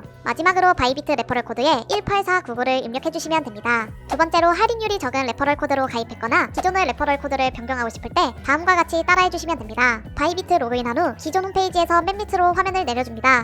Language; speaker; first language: Korean; native; Korean